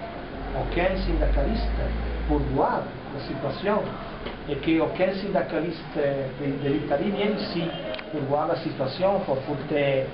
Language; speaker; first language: French; non-native, fluent; Italian